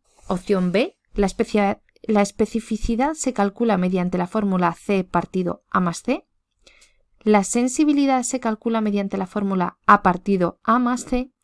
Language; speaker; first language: Spanish; native; Spanish